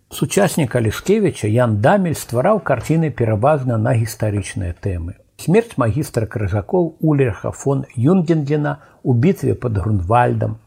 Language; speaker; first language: Belarusian; native; Belarusian